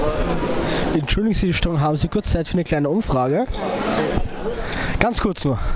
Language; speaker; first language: German; native; German